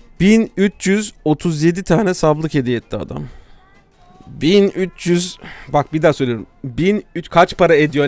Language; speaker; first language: Turkish; native; Turkish